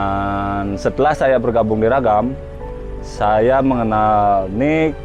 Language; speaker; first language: Indonesian; non-native, local second language; Balinese